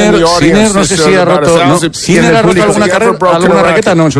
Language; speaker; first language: Spanish; native; Spanish